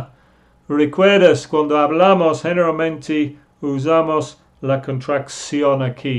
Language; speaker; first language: Spanish; non-native, fluent; English